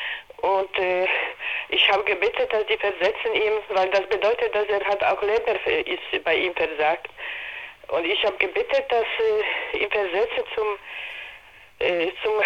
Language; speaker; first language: German; non-native, learner; Polish